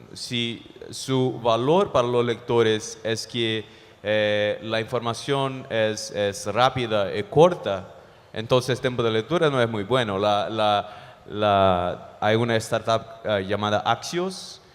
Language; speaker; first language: Spanish; non-native, fluent; Portuguese